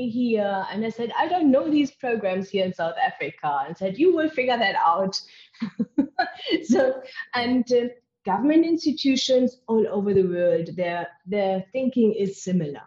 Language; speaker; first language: English; non-native, fluent; German